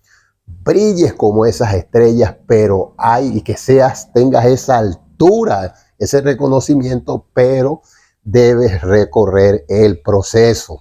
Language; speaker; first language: Spanish; native; Spanish